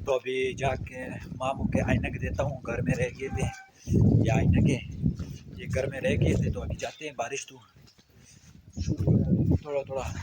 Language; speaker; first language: Hindi; non-native, local second language; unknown